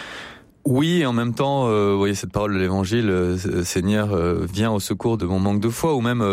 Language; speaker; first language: French; native; French